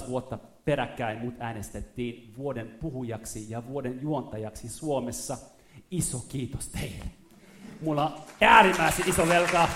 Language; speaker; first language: Finnish; non-native, fluent; French